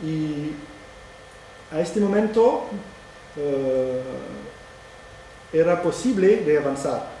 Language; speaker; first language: Spanish; non-native, fluent; French